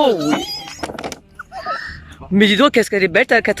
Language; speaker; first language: French; native; French